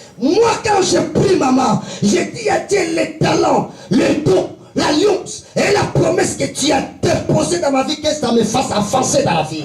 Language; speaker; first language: French; non-native, local second language; Lingala